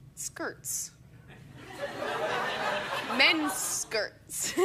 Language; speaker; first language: English; native; English